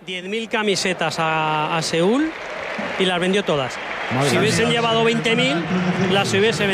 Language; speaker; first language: Spanish; native; Spanish